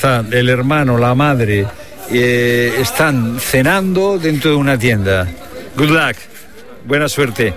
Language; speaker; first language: Spanish; native; Spanish